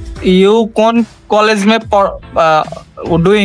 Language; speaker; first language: Hindi; non-native, learner; Bangla